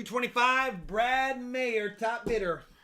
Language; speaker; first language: English; native; English